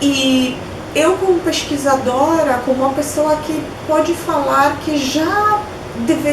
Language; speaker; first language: Portuguese; non-native, fluent; Polish